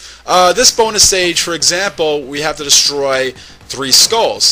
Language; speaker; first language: English; native; English